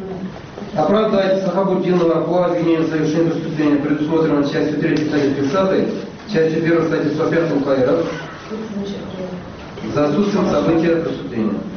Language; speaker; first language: Russian; native; Russian